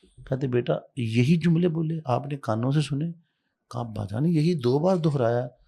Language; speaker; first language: Urdu; native; Urdu